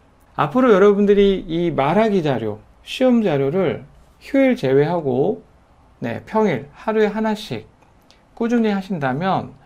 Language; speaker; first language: Korean; native; Korean